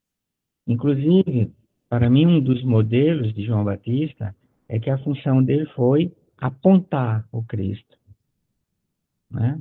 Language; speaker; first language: Portuguese; native; Portuguese